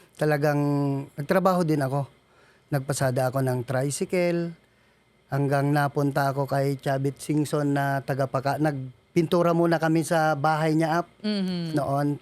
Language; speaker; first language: Filipino; non-native, local second language; Iloko